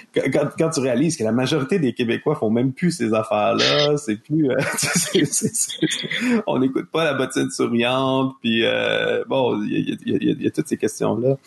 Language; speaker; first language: French; native; French